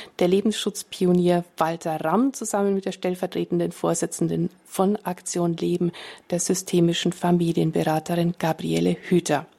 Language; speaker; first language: German; native; German